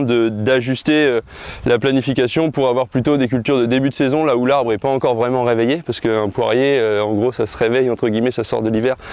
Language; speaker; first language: French; native; French